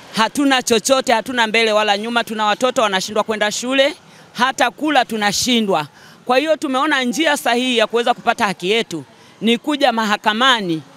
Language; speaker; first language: Swahili; native; Swahili